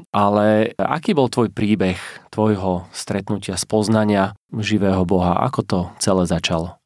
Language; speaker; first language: Slovak; native; Slovak